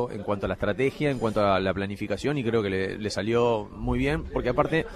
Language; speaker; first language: Spanish; native; Spanish